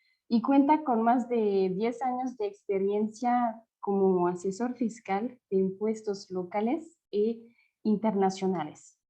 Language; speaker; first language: Spanish; non-native, fluent; French